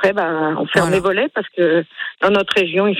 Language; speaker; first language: French; native; French